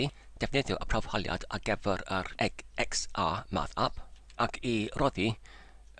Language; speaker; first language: Welsh; non-native, learner; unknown